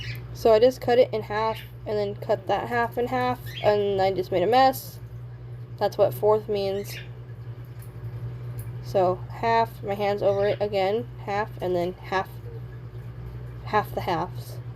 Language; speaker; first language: English; native; English